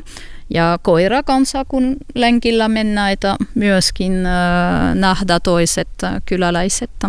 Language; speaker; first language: Finnish; non-native, learner; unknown